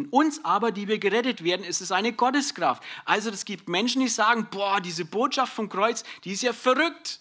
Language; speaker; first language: German; native; German